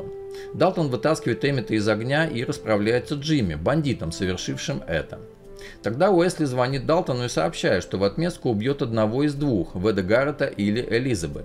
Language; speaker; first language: Russian; native; Russian